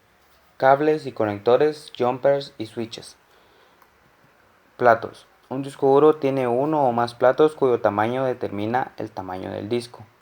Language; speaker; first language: Spanish; native; Spanish